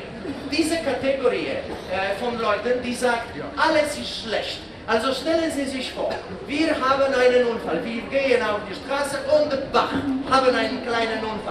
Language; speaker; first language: German; non-native, fluent; Polish